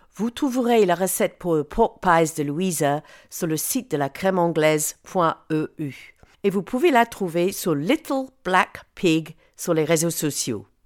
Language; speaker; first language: French; non-native, fluent; English